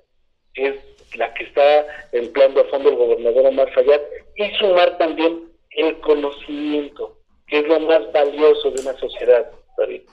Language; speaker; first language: Spanish; native; Spanish